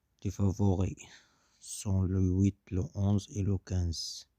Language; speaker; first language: French; non-native, learner; Arabic